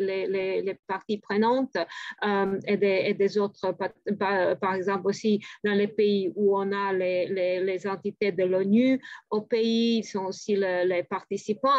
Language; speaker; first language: French; non-native, fluent; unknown